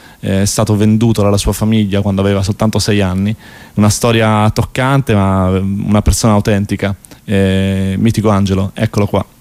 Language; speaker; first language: Italian; native; Italian